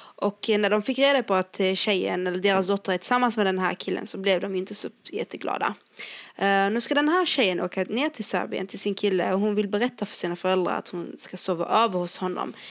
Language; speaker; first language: Swedish; early bilingual, other home language; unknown